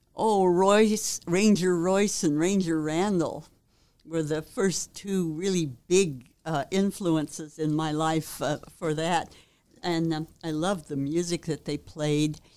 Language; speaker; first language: English; native; English